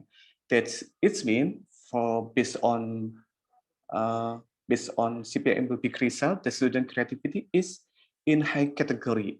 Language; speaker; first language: English; non-native, learner; Indonesian